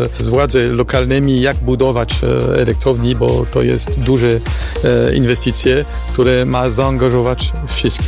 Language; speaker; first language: Polish; non-native, fluent; French